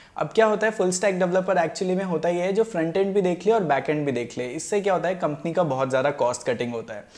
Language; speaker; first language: Hindi; native; Hindi